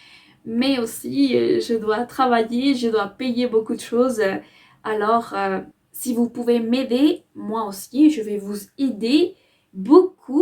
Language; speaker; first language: French; non-native, fluent; Spanish